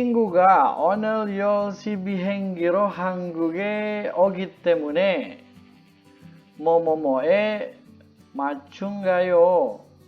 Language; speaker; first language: Korean; non-native, learner; Indonesian